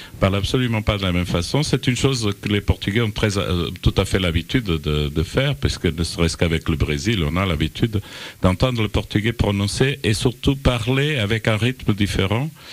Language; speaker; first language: French; non-native, fluent; Portuguese